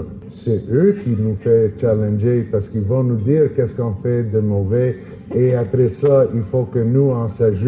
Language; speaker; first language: French; non-native, local second language; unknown